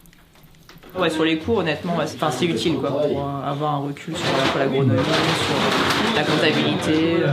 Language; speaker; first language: French; native; French